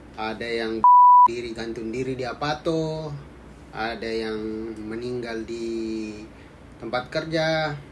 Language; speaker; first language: Indonesian; native; Indonesian